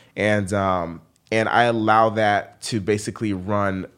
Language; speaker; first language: English; native; English